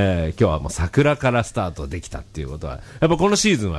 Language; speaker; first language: Japanese; native; Japanese